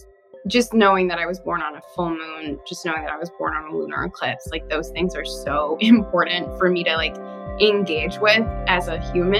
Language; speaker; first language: English; native; English